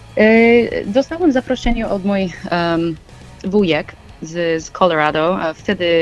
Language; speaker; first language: Polish; non-native, learner; English